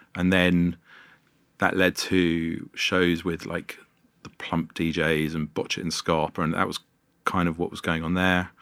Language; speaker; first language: English; native; English